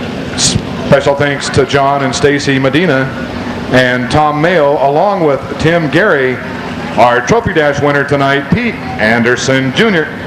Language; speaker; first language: English; native; English